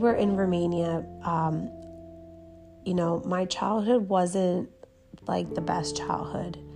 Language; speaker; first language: English; early bilingual, other home language; Romanian